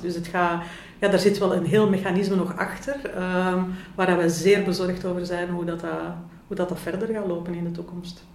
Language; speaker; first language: Dutch; native; Dutch